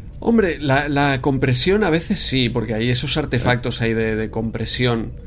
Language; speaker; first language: Spanish; native; Spanish